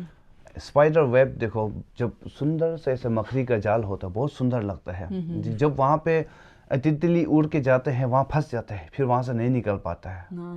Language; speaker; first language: Hindi; non-native, local second language; Tibetan